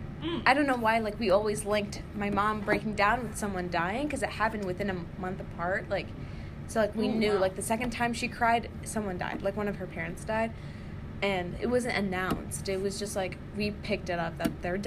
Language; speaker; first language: English; native; English